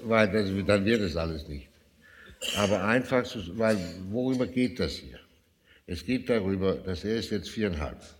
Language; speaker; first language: German; non-native, fluent; Danish